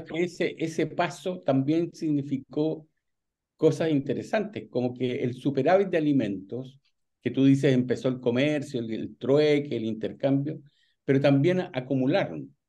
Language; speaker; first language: Spanish; native; Spanish